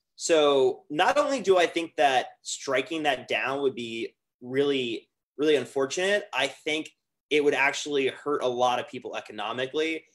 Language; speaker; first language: English; native; English